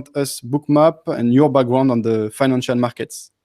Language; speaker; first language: English; non-native, learner; French